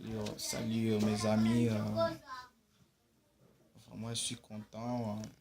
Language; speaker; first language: French; non-native, local second language; Swahili